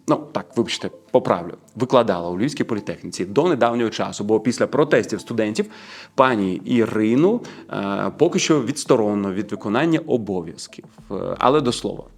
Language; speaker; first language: Ukrainian; non-native, local second language; Russian